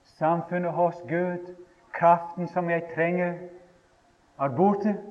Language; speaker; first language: Norwegian; non-native, fluent; English